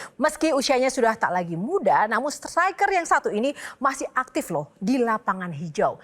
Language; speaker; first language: Indonesian; native; Indonesian